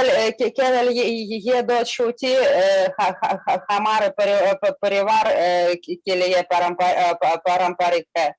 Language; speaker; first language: Hindi; non-native, learner; Russian